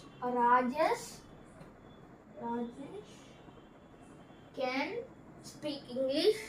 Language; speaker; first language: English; non-native, local second language; Telugu